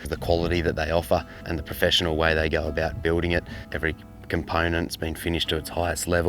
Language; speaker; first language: English; native; English